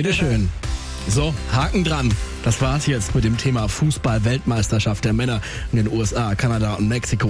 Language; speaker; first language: German; native; German